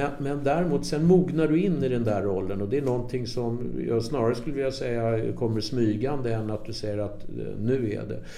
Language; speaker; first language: Swedish; native; Swedish